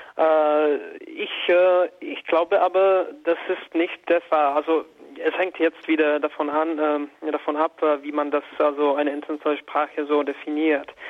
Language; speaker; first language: German; non-native, fluent; Czech